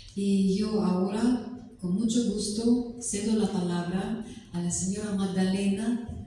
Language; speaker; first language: Spanish; non-native, fluent; Russian